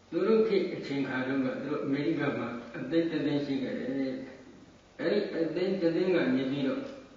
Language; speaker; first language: Burmese; native; Burmese